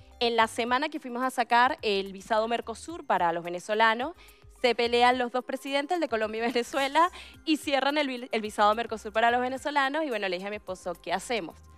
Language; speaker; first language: Spanish; native; Spanish